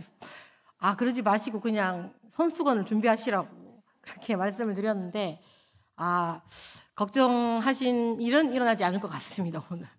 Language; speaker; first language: Korean; native; Korean